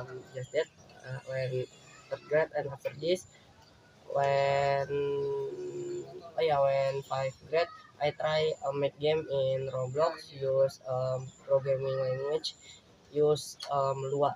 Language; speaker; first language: English; non-native, learner; Indonesian